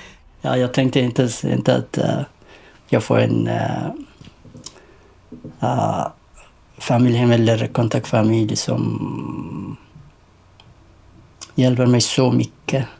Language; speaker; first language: Swedish; non-native, learner; Persian